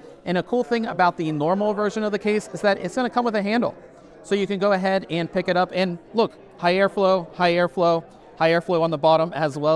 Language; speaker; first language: English; native; English